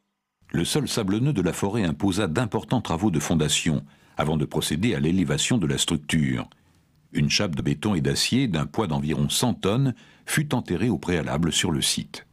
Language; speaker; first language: French; native; French